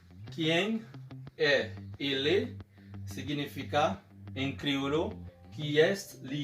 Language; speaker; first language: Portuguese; non-native, fluent; Haitian Creole